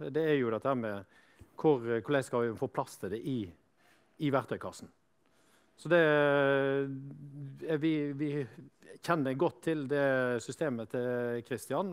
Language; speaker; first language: Norwegian; native; Norwegian